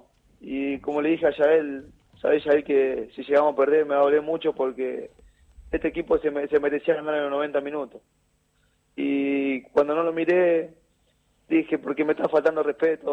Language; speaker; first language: Spanish; native; Spanish